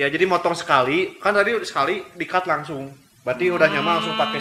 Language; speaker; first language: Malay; non-native, local second language; Sundanese